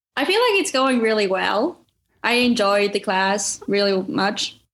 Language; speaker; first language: English; non-native, fluent; Norwegian